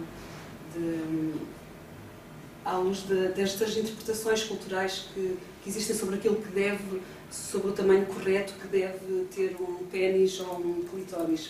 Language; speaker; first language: Portuguese; native; Portuguese